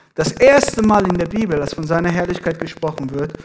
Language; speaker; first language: German; non-native, fluent; Persian